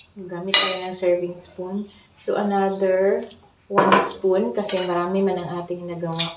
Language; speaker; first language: Filipino; non-native, local second language; Cebuano